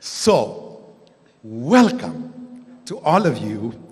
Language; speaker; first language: English; non-native, local second language; Filipino